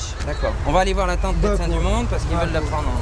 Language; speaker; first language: French; native; French